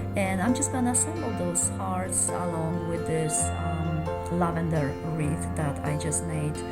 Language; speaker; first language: English; non-native, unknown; Polish